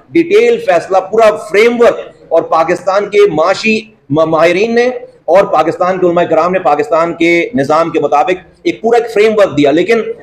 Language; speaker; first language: Urdu; native; Urdu